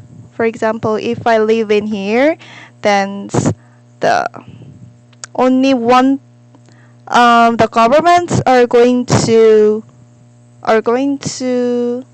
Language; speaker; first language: English; non-native, learner; Korean